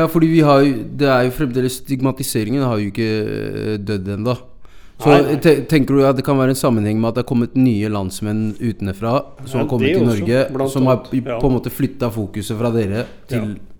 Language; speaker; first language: Norwegian; native; Norwegian